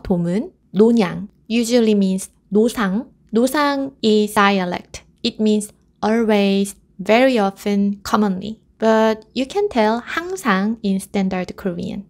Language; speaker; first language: English; non-native, fluent; Korean